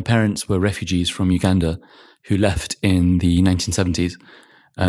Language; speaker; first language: English; native; English